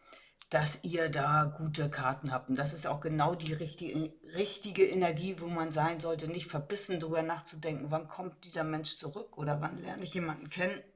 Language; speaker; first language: German; native; German